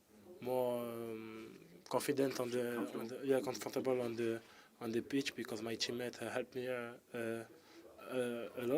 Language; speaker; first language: English; non-native, learner; French